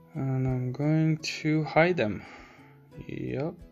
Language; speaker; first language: English; non-native, fluent; Romanian